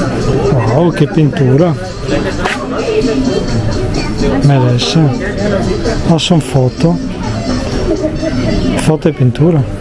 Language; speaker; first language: Spanish; non-native, fluent; Italian